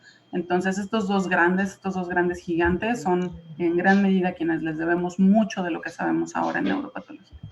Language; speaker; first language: Spanish; native; Spanish